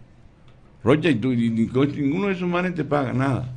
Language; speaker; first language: Spanish; native; Spanish